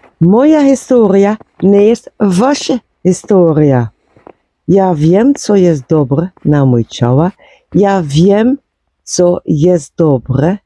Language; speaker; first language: Polish; non-native, learner; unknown